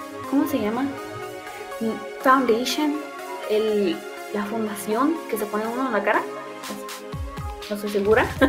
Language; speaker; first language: Spanish; early bilingual, heritage; Spanish